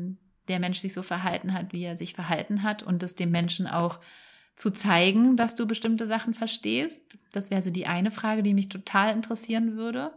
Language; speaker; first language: German; native; German